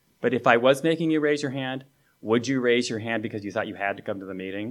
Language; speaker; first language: English; native; English